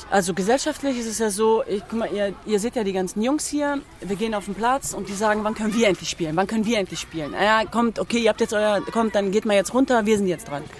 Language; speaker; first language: German; early bilingual, other home language; Kurdish